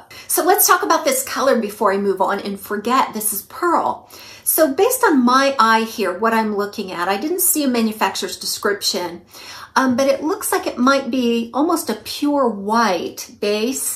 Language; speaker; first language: English; native; English